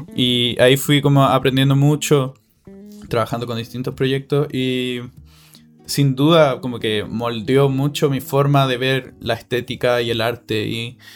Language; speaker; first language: Spanish; native; Spanish